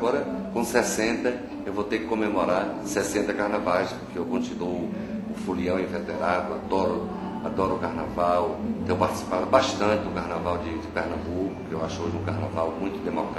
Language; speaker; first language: Portuguese; native; Portuguese